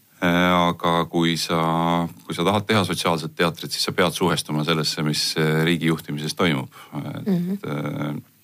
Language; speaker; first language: Estonian; native; Estonian